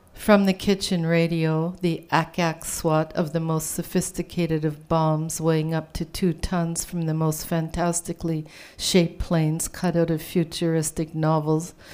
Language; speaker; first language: English; native; English